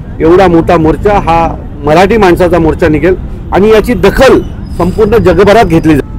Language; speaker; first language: Marathi; native; Marathi